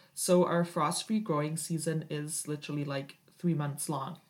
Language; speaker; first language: English; native; English